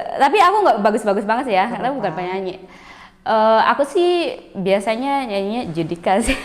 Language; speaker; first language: Indonesian; native; Indonesian